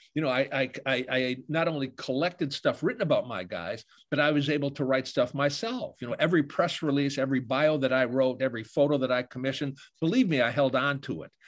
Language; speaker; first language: English; native; English